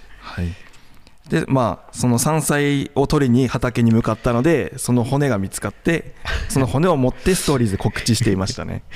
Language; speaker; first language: Japanese; native; Japanese